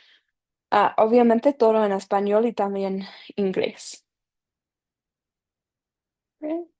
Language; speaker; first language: Spanish; non-native, fluent; English